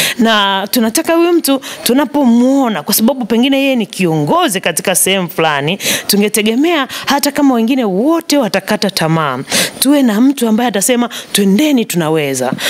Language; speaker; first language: Swahili; native; Swahili